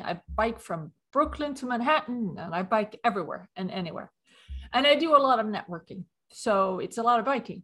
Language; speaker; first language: English; non-native, fluent; Swedish